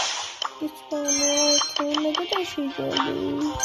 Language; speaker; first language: Turkish; non-native, learner; Azerbaijani